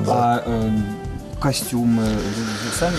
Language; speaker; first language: Russian; native; Russian